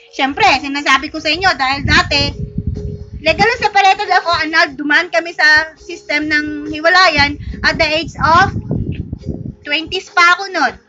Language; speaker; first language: Filipino; native; Filipino